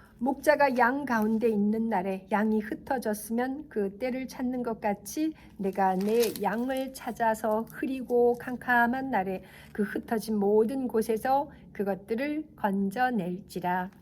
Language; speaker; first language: Korean; native; Korean